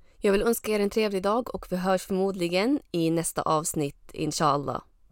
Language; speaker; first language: Swedish; early bilingual, other home language; Arabic